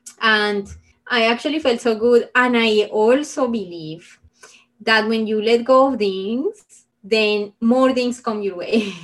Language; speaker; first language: English; non-native, fluent; Spanish